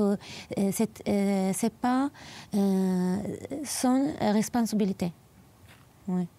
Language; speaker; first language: French; non-native, learner; Arabic